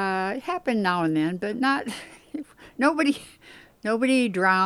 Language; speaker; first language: English; native; English